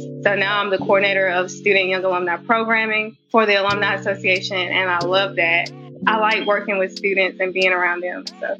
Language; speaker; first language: English; native; English